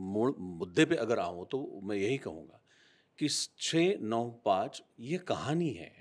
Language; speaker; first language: Hindi; non-native, local second language; Marathi